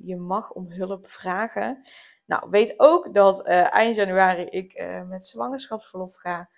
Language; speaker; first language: Dutch; native; Dutch